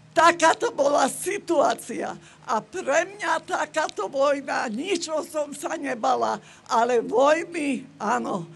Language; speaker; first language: Slovak; non-native, local second language; Rusyn